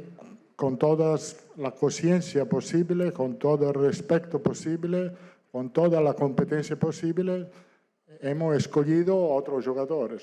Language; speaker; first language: Portuguese; non-native, fluent; Italian